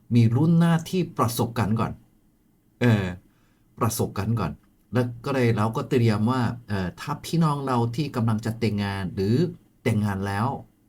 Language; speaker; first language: Thai; non-native, fluent; Korean